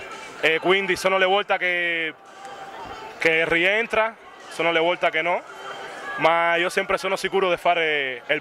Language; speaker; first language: Italian; non-native, learner; Spanish